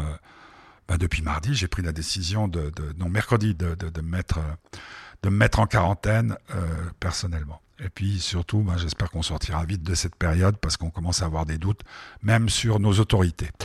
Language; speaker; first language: French; native; French